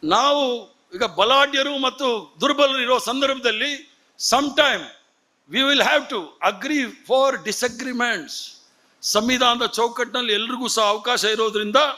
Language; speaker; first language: Kannada; non-native, local second language; Tamil